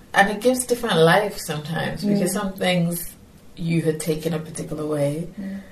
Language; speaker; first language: English; non-native, local second language; Yoruba